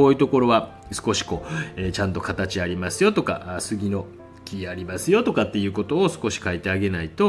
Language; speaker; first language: Japanese; native; Japanese